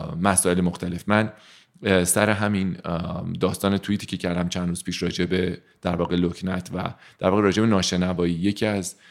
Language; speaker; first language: Persian; native; Persian